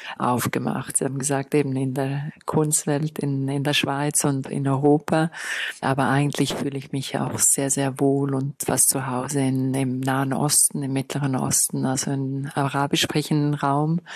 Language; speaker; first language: German; non-native, local second language; Italian